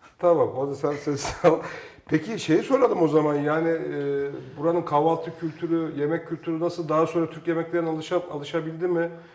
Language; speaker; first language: Turkish; native; Turkish